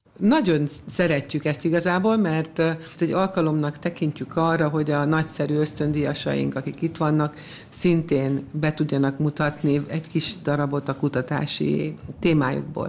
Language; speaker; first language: Hungarian; native; Hungarian